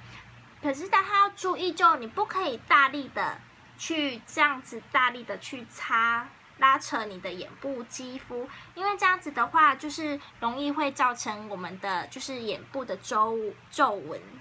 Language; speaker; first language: Chinese; native; Chinese